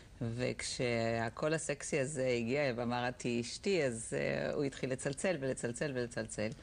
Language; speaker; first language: Hebrew; native; Hebrew